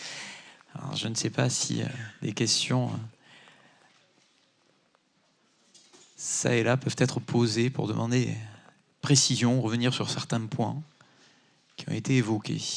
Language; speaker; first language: French; native; French